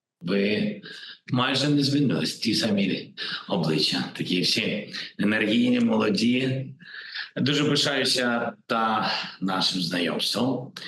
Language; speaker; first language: Ukrainian; non-native, local second language; Russian